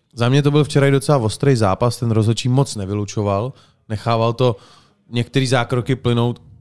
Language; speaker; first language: Czech; native; Czech